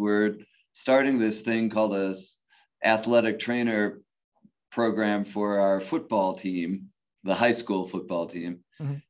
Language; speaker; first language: English; native; English